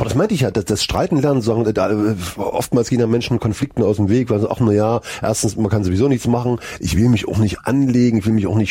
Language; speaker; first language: German; native; German